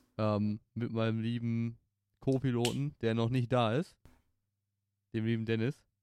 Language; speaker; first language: German; native; German